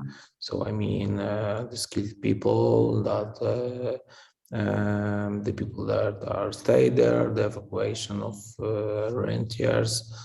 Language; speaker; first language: English; non-native, fluent; Polish